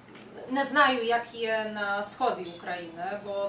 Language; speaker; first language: Ukrainian; non-native, fluent; Polish